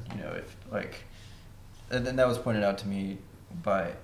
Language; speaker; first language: English; native; English